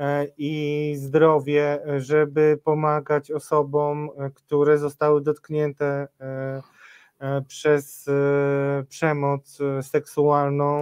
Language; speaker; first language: Polish; native; Polish